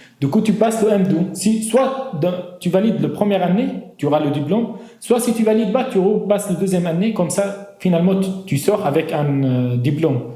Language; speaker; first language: French; non-native, fluent; Arabic